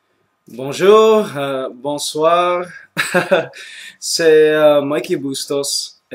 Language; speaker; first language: French; non-native, local second language; English